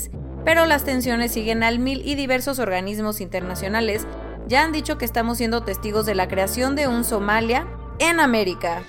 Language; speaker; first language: Spanish; native; Spanish